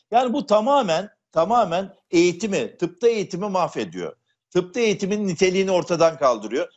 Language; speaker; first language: Turkish; native; Turkish